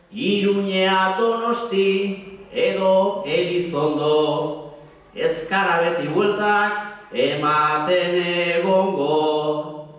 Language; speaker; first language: Basque; native; Basque